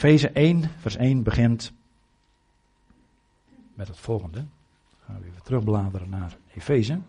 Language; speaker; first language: Dutch; native; Dutch